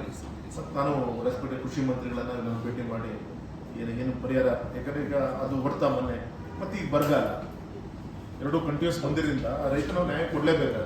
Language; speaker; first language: Kannada; native; Kannada